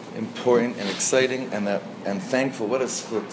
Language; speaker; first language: English; native; English